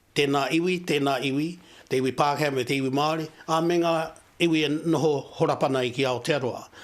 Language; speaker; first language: Māori; native; Māori